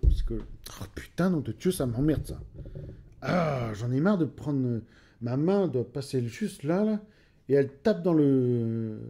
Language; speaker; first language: French; native; French